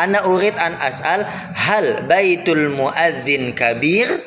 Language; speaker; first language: Arabic; non-native, fluent; Indonesian